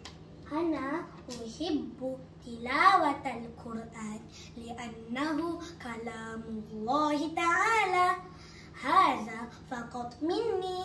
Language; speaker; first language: Arabic; non-native, learner; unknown